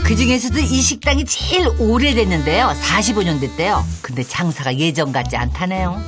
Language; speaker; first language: Korean; native; Korean